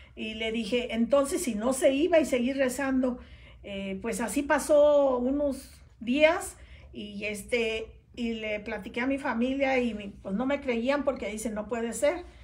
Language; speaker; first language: Spanish; native; Spanish